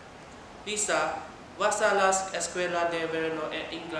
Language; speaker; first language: Spanish; non-native, learner; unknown